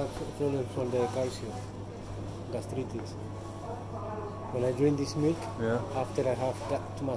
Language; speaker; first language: English; non-native, learner; Spanish